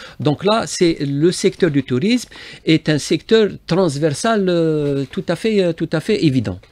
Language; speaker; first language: French; non-native, local second language; Arabic